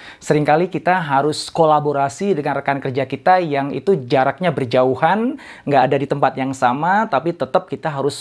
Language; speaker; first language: Indonesian; native; Indonesian